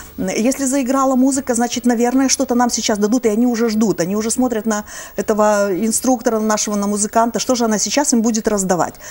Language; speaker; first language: Russian; native; Russian